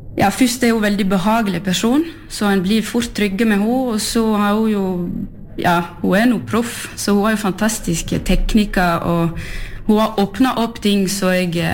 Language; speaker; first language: Norwegian; early bilingual, heritage; French